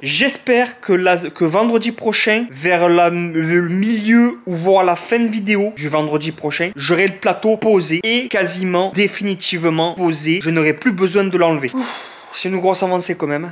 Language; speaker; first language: French; native; French